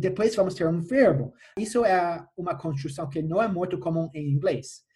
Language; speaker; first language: Portuguese; non-native, fluent; English